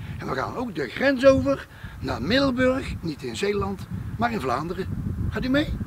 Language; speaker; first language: Dutch; native; Dutch